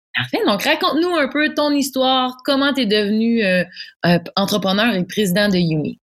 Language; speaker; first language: French; native; French